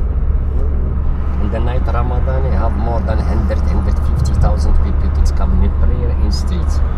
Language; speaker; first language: English; non-native, learner; Arabic